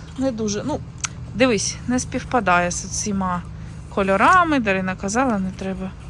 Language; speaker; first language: Ukrainian; native; Ukrainian